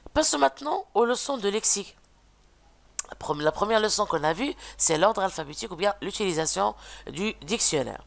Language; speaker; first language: French; non-native, local second language; Arabic